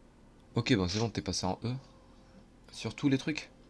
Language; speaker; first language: French; native; French